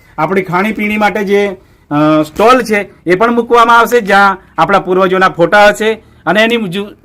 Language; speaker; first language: Gujarati; non-native, local second language; Bhili